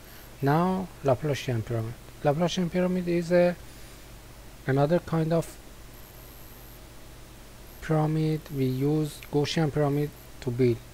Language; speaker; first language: English; non-native, fluent; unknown